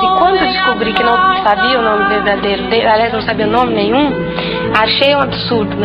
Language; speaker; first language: Portuguese; native; Portuguese